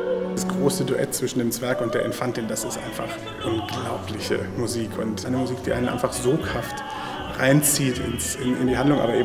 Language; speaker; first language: German; native; German